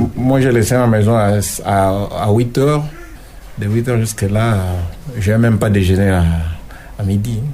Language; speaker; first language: French; non-native, local second language; Lingala